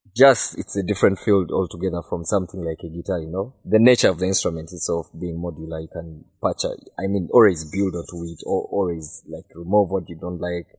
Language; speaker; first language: English; non-native, local second language; Ganda